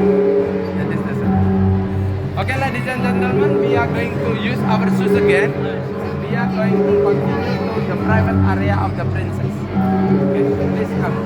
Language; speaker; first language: English; non-native, learner; Indonesian